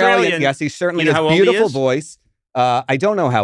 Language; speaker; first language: English; native; English